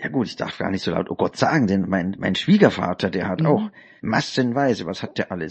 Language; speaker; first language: German; native; German